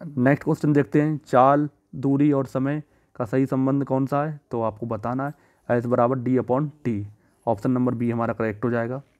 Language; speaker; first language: Hindi; native; Hindi